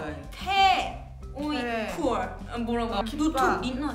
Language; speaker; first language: Thai; non-native, fluent; Korean